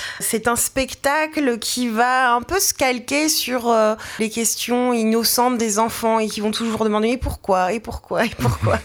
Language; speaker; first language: French; native; French